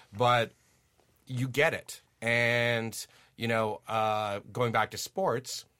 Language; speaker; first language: English; native; English